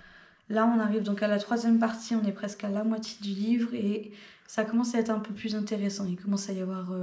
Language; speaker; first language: French; native; French